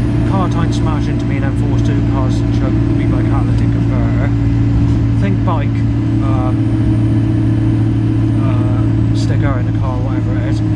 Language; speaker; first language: English; native; English